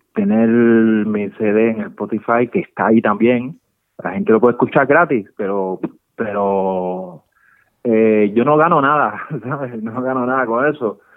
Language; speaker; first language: Spanish; native; Spanish